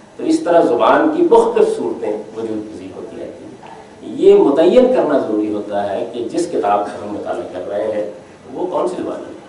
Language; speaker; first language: Urdu; non-native, local second language; Punjabi